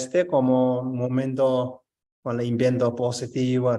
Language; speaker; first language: Spanish; non-native, learner; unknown